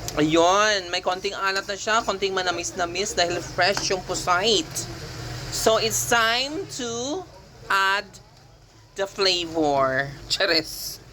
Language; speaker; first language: Filipino; non-native, local second language; Cebuano